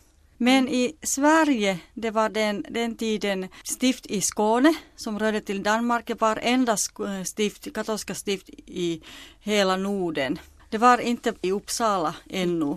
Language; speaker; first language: Swedish; non-native, local second language; Finnish